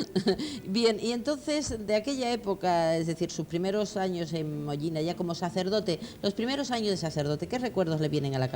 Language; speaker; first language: Spanish; native; Spanish